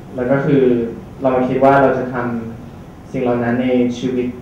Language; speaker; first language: Thai; early bilingual, heritage; Thai